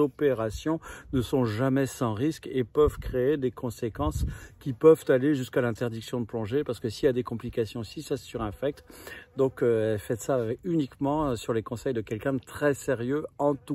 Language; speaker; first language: French; native; French